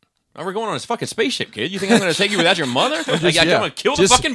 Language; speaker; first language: English; native; English